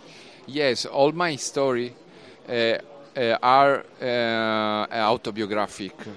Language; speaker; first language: English; non-native, learner; Italian